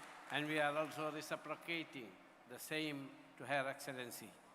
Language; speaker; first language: English; non-native, local second language; Malayalam